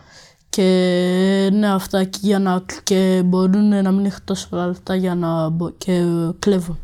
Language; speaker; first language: Greek; early bilingual, other home language; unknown